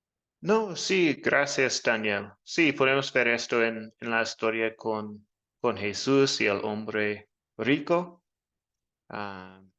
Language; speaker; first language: Spanish; non-native, fluent; English